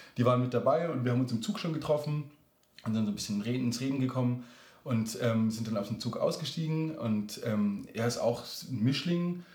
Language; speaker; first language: German; native; German